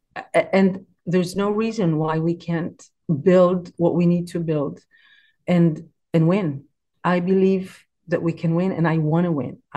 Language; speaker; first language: English; non-native, fluent; Hebrew